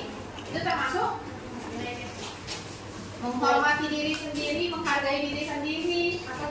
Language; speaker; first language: Indonesian; native; Indonesian